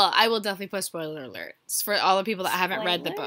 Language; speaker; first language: English; native; English